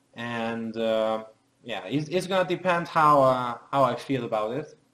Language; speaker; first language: English; non-native, fluent; Hungarian